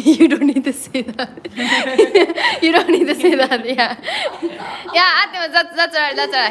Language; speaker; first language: English; non-native, learner; Japanese